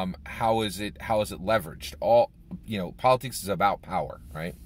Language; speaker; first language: English; native; English